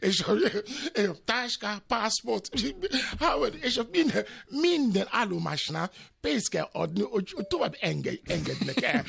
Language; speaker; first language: Hungarian; non-native, fluent; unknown